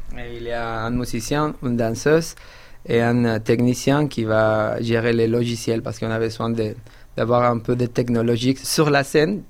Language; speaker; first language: French; non-native, fluent; Spanish